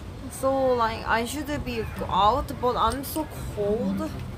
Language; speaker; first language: English; non-native, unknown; Korean